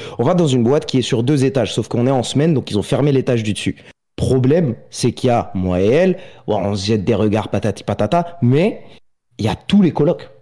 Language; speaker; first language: French; native; French